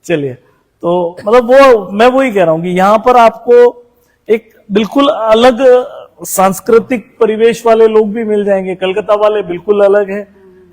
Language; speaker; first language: Hindi; native; Hindi